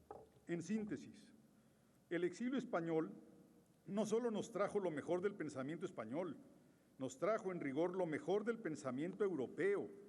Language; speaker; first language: Spanish; native; Spanish